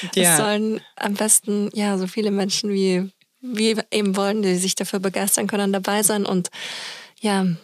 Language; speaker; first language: German; native; German